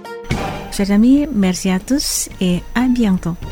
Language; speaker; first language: French; non-native, fluent; Indonesian